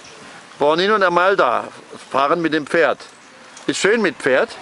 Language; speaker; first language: German; native; German